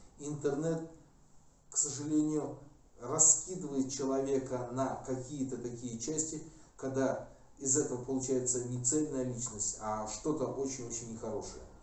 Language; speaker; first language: Russian; non-native, local second language; Kazakh